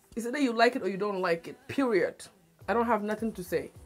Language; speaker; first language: English; non-native, local second language; Wolof